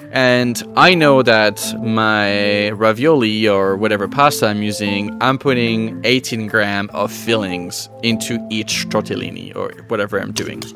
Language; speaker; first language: English; non-native, fluent; French